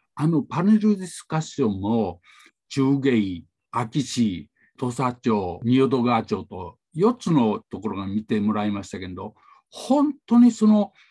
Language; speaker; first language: Japanese; native; Japanese